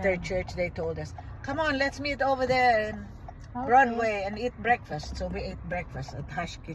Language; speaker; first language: English; non-native, fluent; Filipino